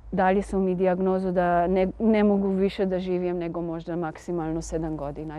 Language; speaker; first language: Serbian; non-native, fluent; Slovenian